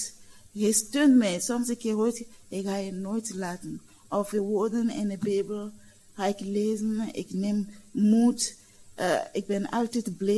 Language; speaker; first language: Dutch; non-native, learner; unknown